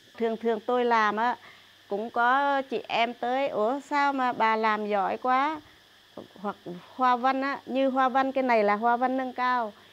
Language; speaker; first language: Vietnamese; non-native, local second language; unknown